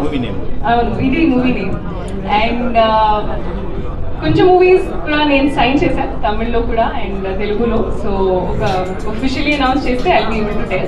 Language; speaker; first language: Telugu; non-native, fluent; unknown